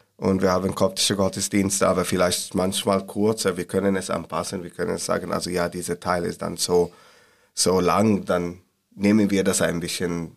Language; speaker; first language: German; non-native, learner; Arabic